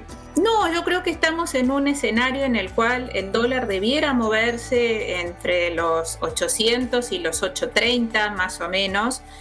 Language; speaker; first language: Spanish; native; Spanish